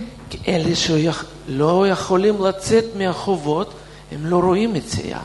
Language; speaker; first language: Hebrew; non-native, fluent; Russian